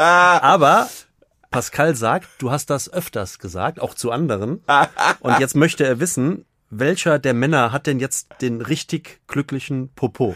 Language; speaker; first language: German; native; German